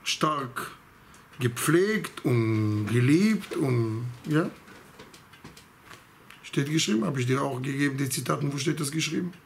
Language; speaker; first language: German; non-native, fluent; Hebrew